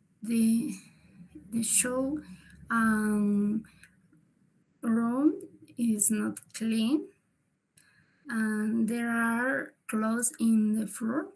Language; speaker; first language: English; non-native, learner; Spanish